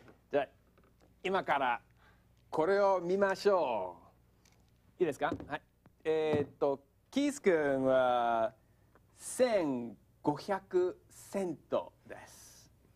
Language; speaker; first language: Japanese; non-native, fluent; English